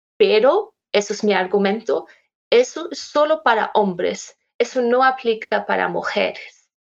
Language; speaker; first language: Spanish; non-native, fluent; German